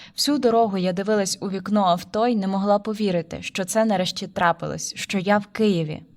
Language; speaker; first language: Ukrainian; early bilingual, heritage; Ukrainian